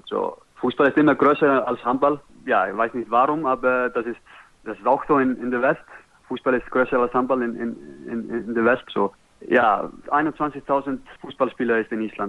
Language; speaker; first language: German; non-native, learner; Icelandic